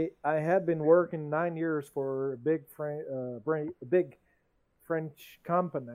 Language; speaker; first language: English; non-native, fluent; French